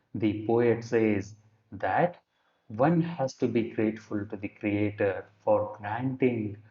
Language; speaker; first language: English; non-native, local second language; Kannada